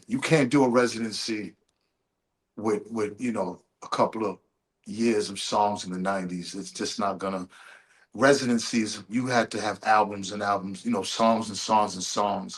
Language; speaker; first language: English; native; English